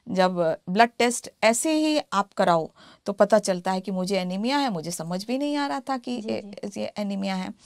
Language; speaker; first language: Hindi; native; Hindi